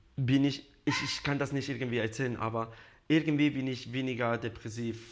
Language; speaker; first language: German; non-native, fluent; Spanish